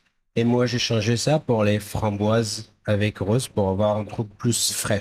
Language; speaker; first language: French; non-native, fluent; Hebrew